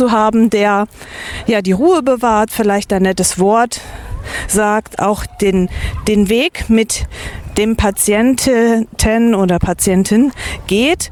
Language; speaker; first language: German; native; German